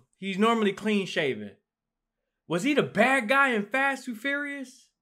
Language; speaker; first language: English; native; English